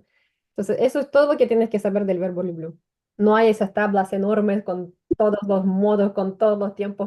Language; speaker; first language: Spanish; non-native, fluent; Ukrainian